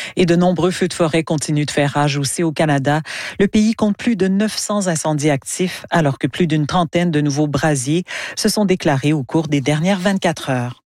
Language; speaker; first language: French; native; French